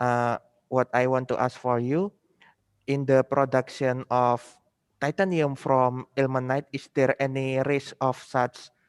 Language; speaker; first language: English; non-native, fluent; Indonesian